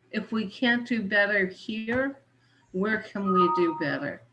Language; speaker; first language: English; native; English